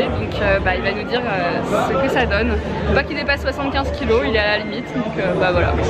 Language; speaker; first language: French; native; French